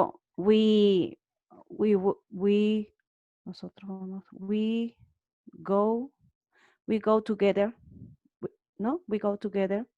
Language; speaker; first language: English; non-native, learner; Spanish